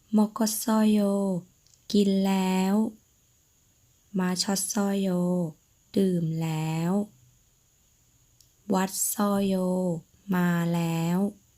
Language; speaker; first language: Thai; native; Thai